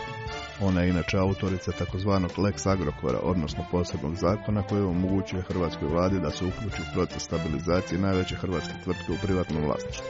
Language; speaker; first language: Croatian; native; Croatian